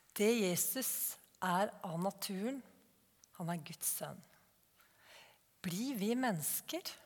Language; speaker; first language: Norwegian; native; Norwegian